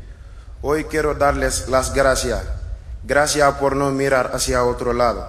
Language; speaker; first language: Spanish; non-native, learner; Wolof